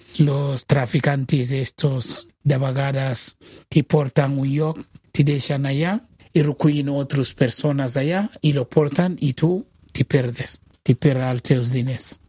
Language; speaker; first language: Catalan; non-native, learner; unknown